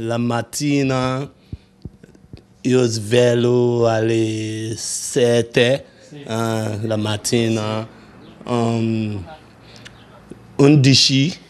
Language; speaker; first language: Italian; non-native, learner; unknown